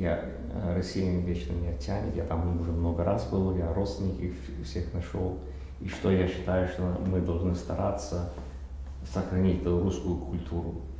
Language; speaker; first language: Russian; early bilingual, heritage; Russian